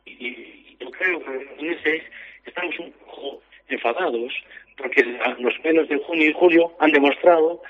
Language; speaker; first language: Spanish; native; Spanish